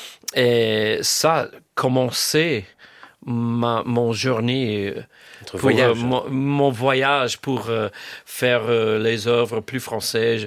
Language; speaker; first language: French; non-native, learner; English